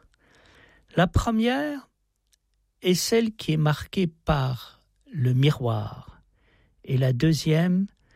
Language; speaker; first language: French; native; French